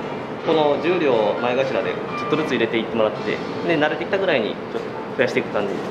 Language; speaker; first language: Japanese; native; Japanese